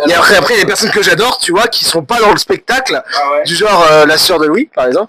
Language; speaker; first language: French; native; French